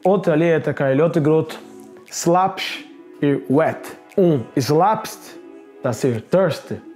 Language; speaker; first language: Latvian; non-native, learner; Portuguese